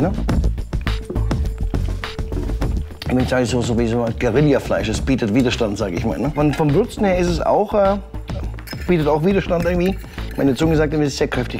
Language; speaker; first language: German; native; German